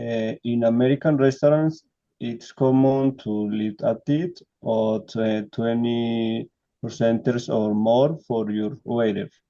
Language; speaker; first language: English; non-native, learner; Spanish